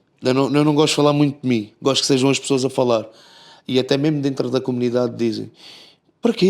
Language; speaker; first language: Portuguese; native; Portuguese